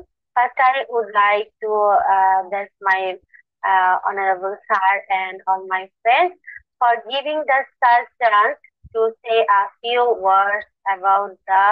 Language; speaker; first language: English; non-native, learner; Bangla